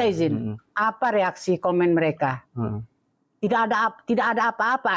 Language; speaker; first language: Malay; non-native, fluent; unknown